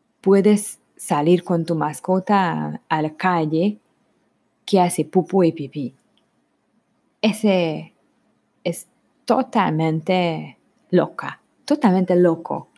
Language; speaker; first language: Spanish; non-native, learner; Hungarian